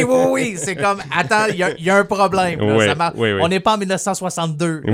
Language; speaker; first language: French; native; French